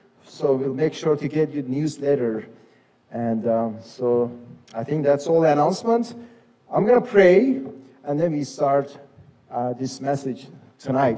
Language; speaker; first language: English; non-native, fluent; Persian